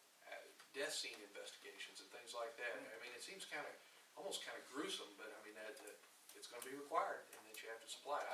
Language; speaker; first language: English; native; English